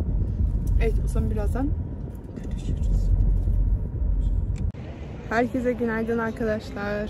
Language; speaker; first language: Turkish; early bilingual, heritage; Turkish